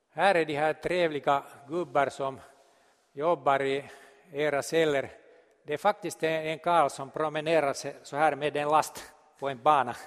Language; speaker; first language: Swedish; non-native, local second language; Finnish